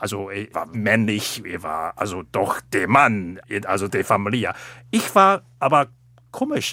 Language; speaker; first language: German; non-native, fluent; Chinese